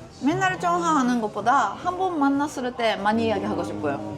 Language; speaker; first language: Korean; non-native, fluent; Japanese